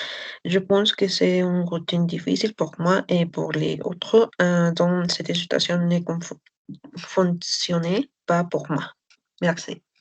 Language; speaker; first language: French; non-native, learner; Spanish